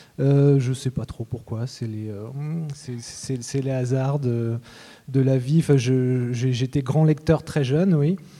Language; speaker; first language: French; native; French